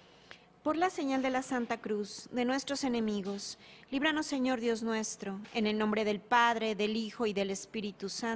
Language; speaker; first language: Spanish; native; Spanish